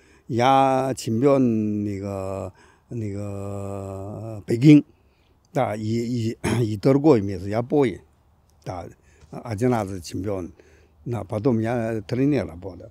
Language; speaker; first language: Russian; non-native, learner; Chinese